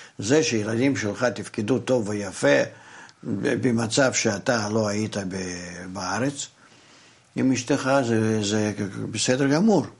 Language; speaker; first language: Hebrew; non-native, fluent; Russian